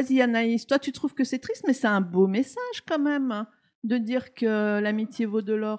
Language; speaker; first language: French; native; French